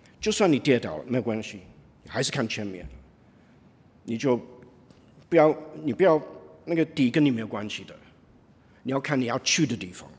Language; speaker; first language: Chinese; non-native, fluent; English